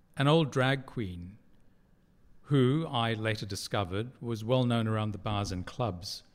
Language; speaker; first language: English; native; English